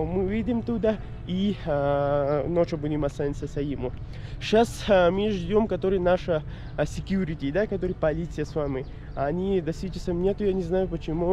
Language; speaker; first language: Russian; non-native, learner; Pashto